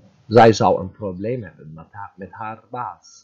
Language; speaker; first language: Dutch; non-native, fluent; Turkish